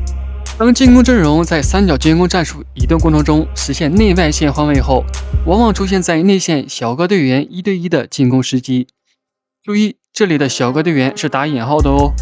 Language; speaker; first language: Chinese; native; Chinese